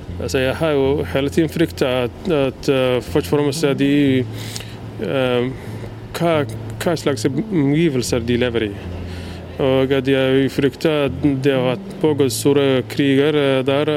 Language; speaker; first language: Norwegian; early bilingual, other home language; Somali